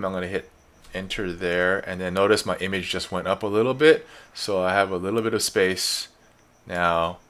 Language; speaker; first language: English; native; English